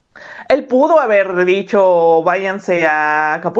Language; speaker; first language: Spanish; native; Spanish